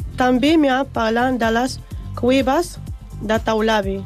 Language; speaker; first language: Catalan; non-native, learner; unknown